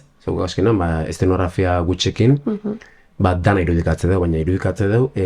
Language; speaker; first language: Basque; early bilingual, other home language; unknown